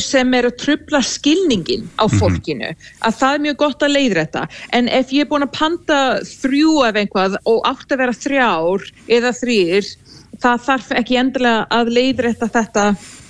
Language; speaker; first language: Icelandic; non-native, fluent; English